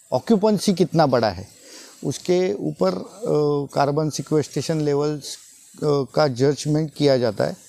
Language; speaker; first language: Hindi; non-native, local second language; Marathi